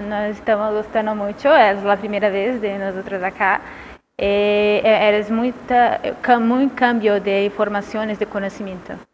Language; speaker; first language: Spanish; non-native, learner; Portuguese